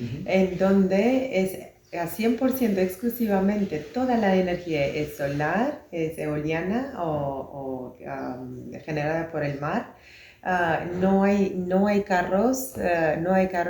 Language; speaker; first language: Spanish; non-native, fluent; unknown